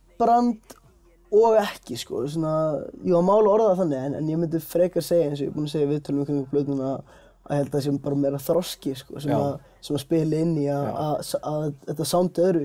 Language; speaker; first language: Icelandic; native; Icelandic